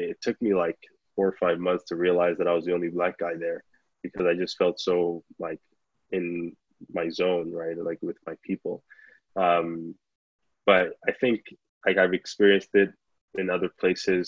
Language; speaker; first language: English; non-native, local second language; Yoruba